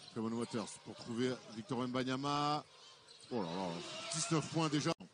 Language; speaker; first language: French; native; French